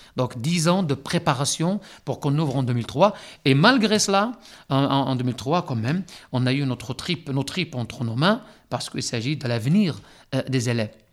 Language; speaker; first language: French; non-native, local second language; Arabic